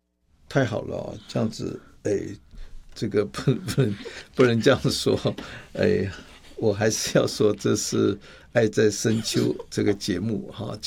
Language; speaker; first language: Chinese; native; Chinese